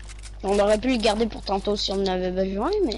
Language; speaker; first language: French; native; French